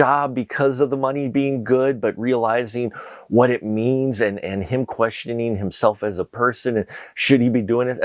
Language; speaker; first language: English; native; English